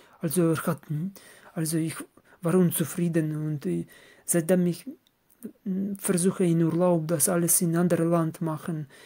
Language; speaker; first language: German; non-native, learner; Russian